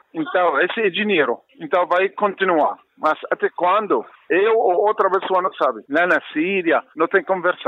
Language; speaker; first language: Portuguese; non-native, learner; Arabic